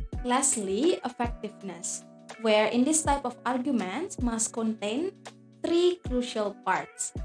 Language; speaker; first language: English; non-native, fluent; Indonesian